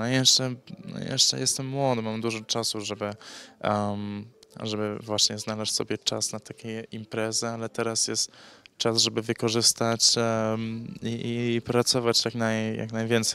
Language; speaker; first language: Polish; early bilingual, heritage; English